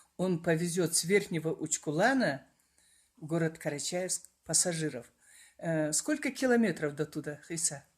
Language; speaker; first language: Russian; non-native, local second language; Karachay-Balkar